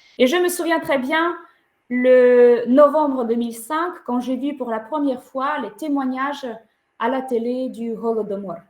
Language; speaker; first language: French; non-native, fluent; Ukrainian